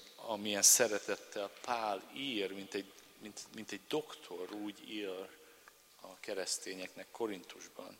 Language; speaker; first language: Hungarian; non-native, learner; English